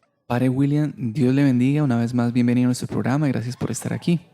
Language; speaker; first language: Spanish; native; Spanish